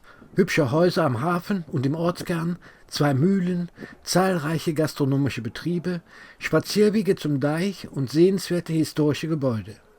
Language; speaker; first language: German; native; German